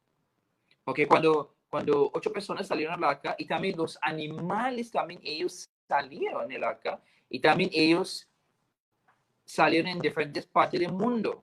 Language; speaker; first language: Spanish; non-native, fluent; English